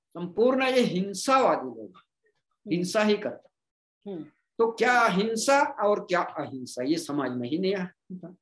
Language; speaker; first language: Hindi; non-native, local second language; Gondi